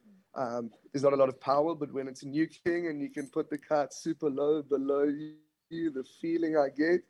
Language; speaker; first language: English; native; English